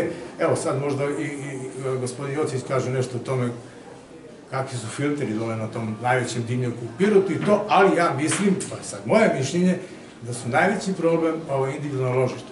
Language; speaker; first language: Serbian; native; Serbian